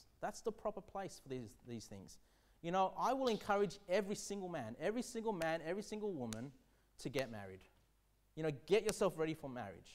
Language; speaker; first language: English; native; English